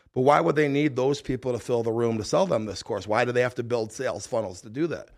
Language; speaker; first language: English; native; English